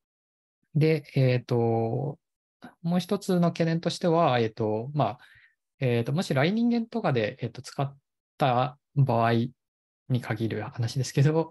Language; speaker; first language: Japanese; native; Japanese